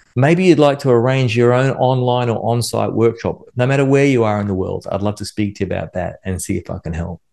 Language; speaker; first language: English; native; English